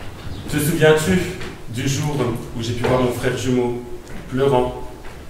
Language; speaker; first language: French; native; French